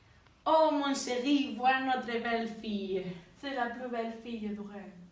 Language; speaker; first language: French; non-native, learner; Spanish